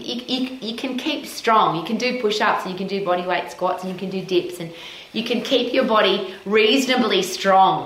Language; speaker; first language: English; native; English